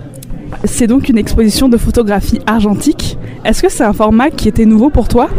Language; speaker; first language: French; native; French